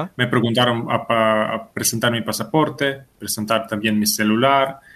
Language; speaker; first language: Spanish; non-native, fluent; Ukrainian